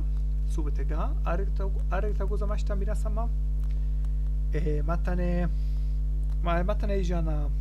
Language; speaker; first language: Japanese; non-native, learner; German